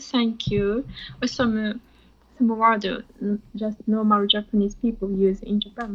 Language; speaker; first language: English; non-native, learner; Japanese